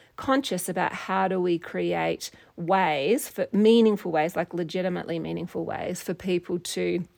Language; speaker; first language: English; native; English